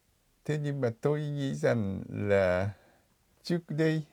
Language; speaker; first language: Vietnamese; non-native, fluent; Japanese